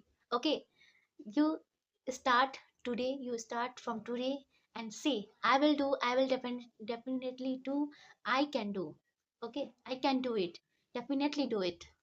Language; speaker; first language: English; non-native, learner; Hindi